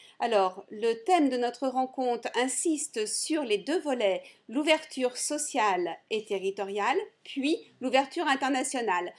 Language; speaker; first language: French; native; French